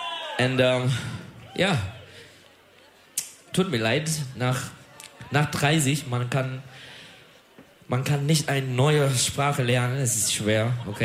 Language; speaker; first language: German; non-native, learner; Turkish